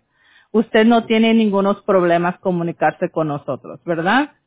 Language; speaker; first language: Spanish; early bilingual, heritage; Spanish